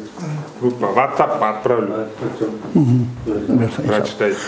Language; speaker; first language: Russian; non-native, learner; Kyrgyz